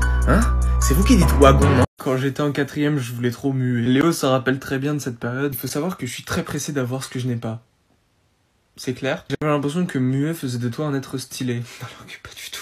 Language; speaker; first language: French; native; French